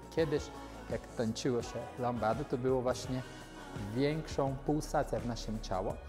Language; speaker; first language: Polish; non-native, fluent; Portuguese